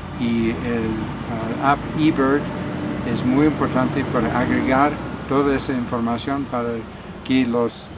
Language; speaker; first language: Spanish; non-native, learner; English